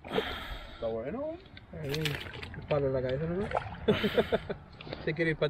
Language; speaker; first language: Spanish; native; Spanish